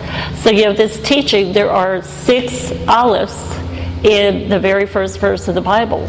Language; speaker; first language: English; native; English